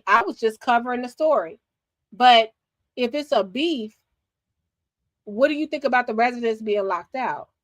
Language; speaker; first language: English; native; English